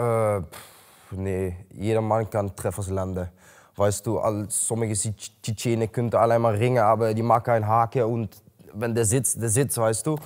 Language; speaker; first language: German; non-native, learner; Dutch